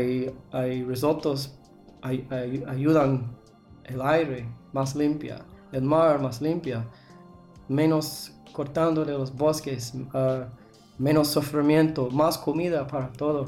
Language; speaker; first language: Spanish; non-native, learner; English